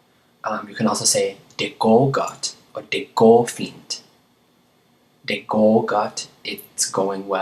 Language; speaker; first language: Danish; non-native, fluent; English